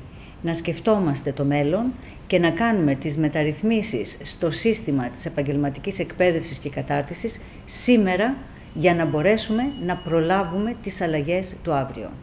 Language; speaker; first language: Greek; native; Greek